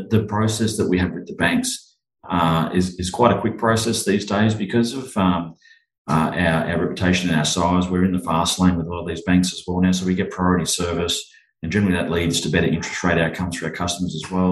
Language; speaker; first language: English; native; English